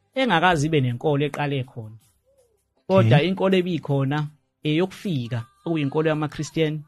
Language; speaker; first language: Zulu; native; Zulu